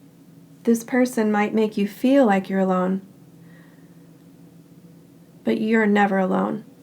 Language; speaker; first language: English; native; English